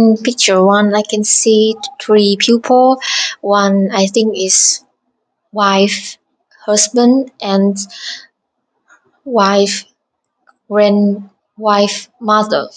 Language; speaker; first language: English; non-native, learner; Vietnamese